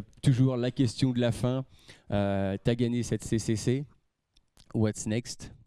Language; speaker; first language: French; native; French